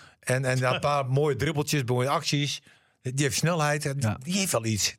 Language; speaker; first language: Dutch; native; Dutch